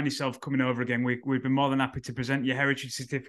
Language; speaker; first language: English; native; English